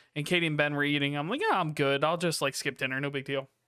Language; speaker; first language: English; native; English